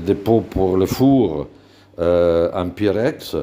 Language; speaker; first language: French; non-native, fluent; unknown